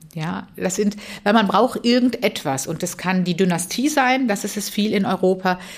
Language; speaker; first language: German; native; German